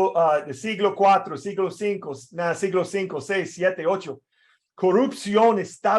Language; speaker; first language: Spanish; non-native, fluent; English